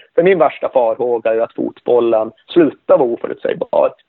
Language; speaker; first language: Swedish; native; Swedish